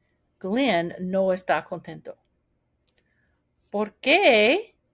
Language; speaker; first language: Spanish; non-native, fluent; English